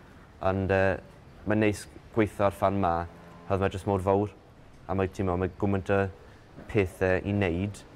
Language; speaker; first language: Welsh; native; Welsh